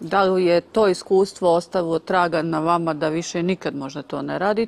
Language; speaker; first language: Serbian; native; Serbian